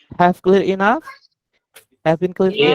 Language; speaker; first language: English; non-native, learner; Indonesian